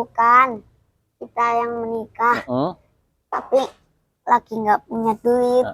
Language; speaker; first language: Indonesian; native; Indonesian